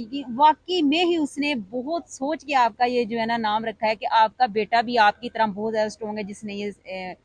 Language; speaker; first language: Urdu; non-native, local second language; Punjabi